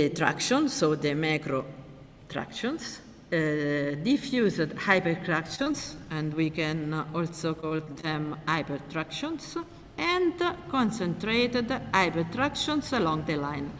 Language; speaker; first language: English; non-native, fluent; Italian